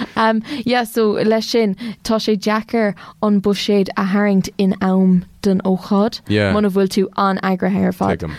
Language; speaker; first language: Irish; non-native, local second language; English